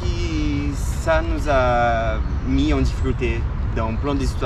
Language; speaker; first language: French; non-native, fluent; Portuguese